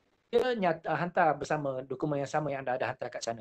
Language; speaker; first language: Malay; native; Malay